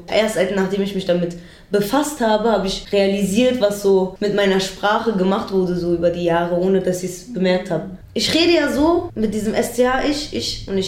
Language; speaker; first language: German; early bilingual, other home language; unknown